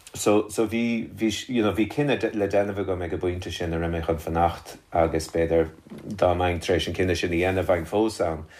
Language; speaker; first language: Irish; native; Irish